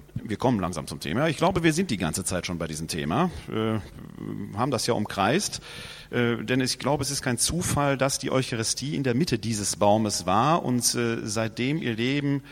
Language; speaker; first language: German; native; German